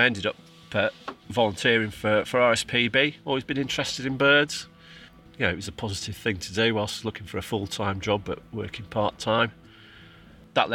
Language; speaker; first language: English; native; English